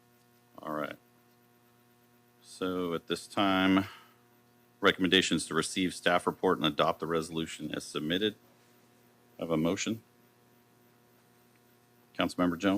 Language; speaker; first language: English; native; English